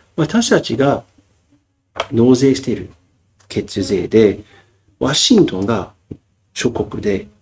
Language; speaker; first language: Japanese; non-native, fluent; English